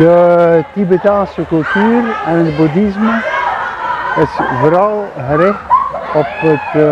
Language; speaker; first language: Dutch; non-native, fluent; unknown